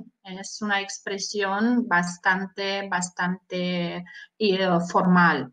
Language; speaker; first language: Spanish; non-native, fluent; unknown